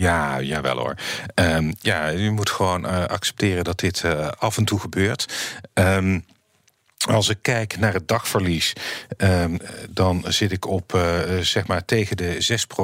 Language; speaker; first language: Dutch; native; Dutch